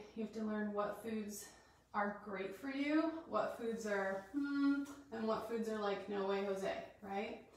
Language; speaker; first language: English; native; English